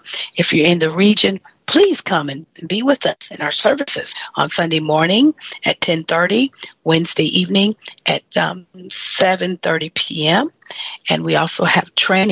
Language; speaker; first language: English; native; English